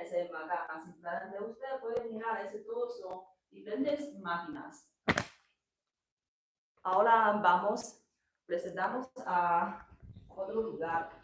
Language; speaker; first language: Spanish; non-native, learner; Chinese